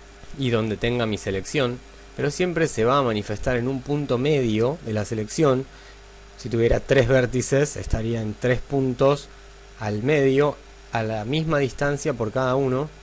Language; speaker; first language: Spanish; native; Spanish